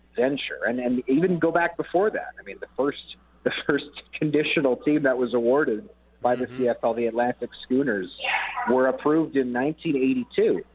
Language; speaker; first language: English; native; English